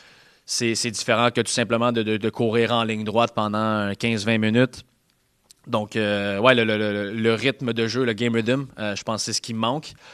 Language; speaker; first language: French; native; French